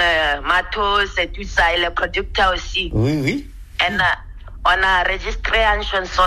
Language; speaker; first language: French; non-native, learner; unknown